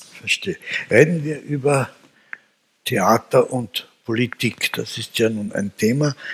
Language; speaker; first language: German; native; German